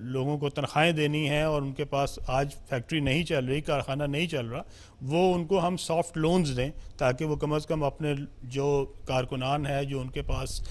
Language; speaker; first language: Urdu; non-native, local second language; Punjabi